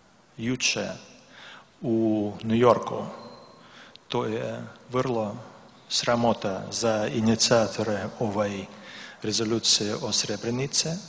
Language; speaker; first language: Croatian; non-native, learner; Russian